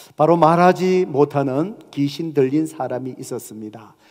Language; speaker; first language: Korean; native; Korean